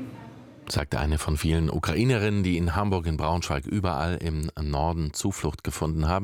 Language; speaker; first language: German; native; German